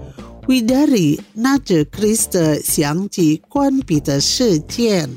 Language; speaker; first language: Chinese; early bilingual, heritage; Chinese